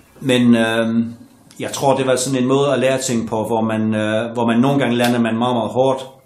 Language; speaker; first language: Danish; non-native, fluent; English